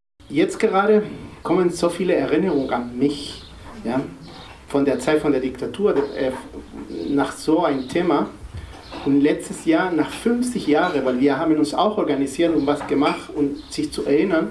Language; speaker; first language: German; non-native, fluent; Spanish